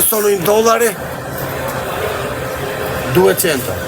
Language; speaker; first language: Italian; non-native, fluent; Albanian